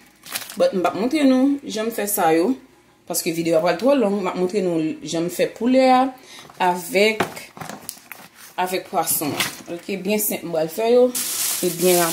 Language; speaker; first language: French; non-native, learner; Haitian Creole